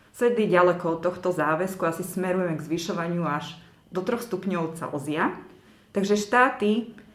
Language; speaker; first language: Slovak; native; Slovak